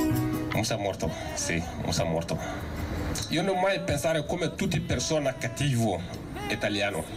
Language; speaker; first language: Italian; non-native, learner; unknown